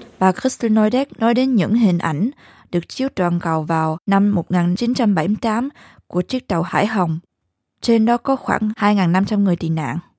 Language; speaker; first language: Vietnamese; early bilingual, heritage; Vietnamese